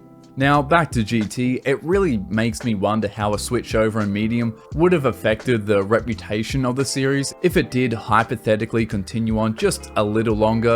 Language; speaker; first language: English; native; English